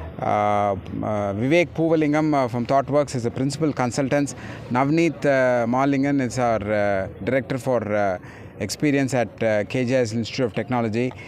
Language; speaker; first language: English; non-native, local second language; Tamil